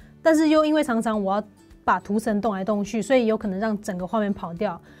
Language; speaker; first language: Chinese; native; Chinese